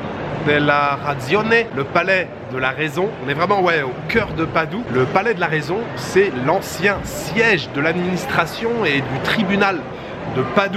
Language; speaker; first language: French; native; French